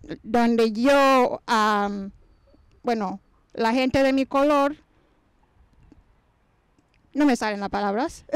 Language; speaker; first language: Spanish; non-native, fluent; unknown